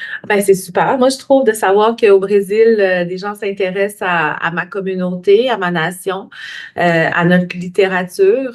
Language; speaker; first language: French; native; French